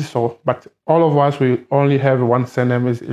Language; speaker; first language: English; non-native, learner; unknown